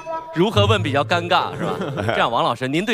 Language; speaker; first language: Chinese; native; Chinese